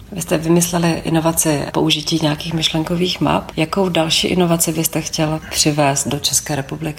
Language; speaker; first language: Czech; native; Czech